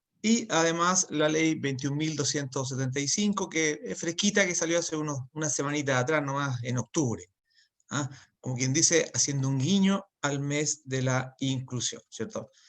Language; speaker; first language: Spanish; native; Spanish